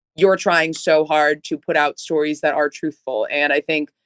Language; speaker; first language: English; native; English